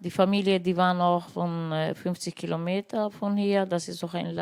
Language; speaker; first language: German; non-native, learner; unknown